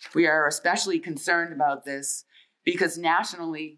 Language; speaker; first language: English; native; English